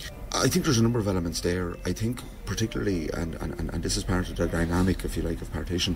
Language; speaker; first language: English; native; English